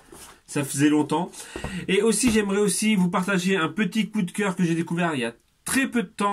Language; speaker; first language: French; native; French